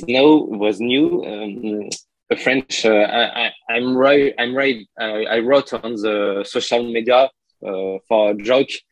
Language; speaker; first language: English; non-native, learner; French